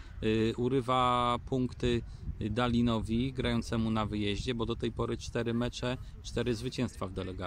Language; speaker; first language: Polish; native; Polish